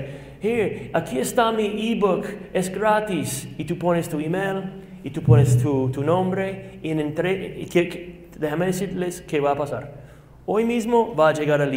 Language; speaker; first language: Spanish; non-native, fluent; English